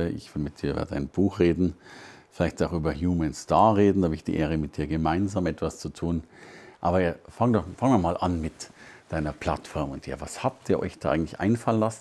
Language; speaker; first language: German; native; German